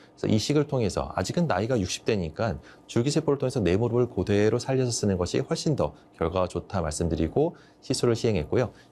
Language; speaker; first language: Korean; native; Korean